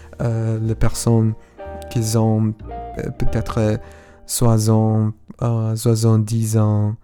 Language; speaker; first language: French; non-native, learner; Spanish